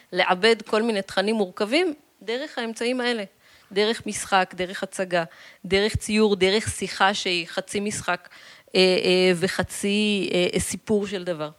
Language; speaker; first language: Hebrew; early bilingual, other home language; Russian